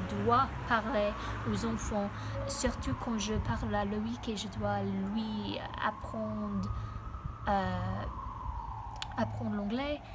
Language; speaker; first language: French; non-native, learner; English